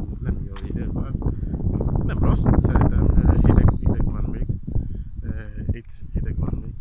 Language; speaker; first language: Hungarian; non-native, learner; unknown